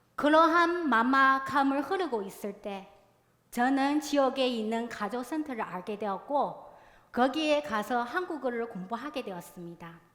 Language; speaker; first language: Korean; non-native, fluent; Chinese